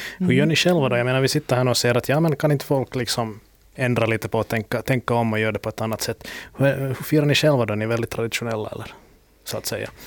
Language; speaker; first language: Swedish; native; Swedish